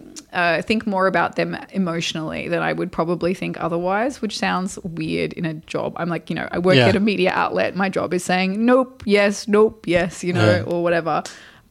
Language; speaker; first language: English; native; English